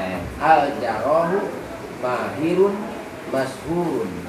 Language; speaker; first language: Arabic; non-native, learner; Indonesian